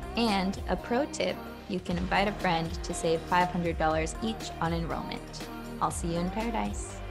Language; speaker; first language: English; native; English